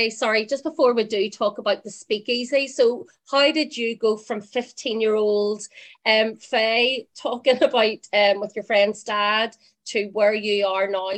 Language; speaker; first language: English; native; English